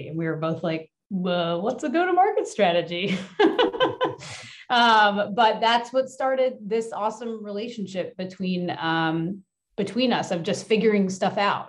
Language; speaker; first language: English; native; English